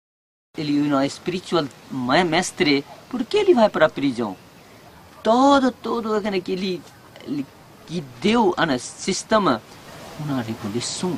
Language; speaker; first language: Portuguese; non-native, learner; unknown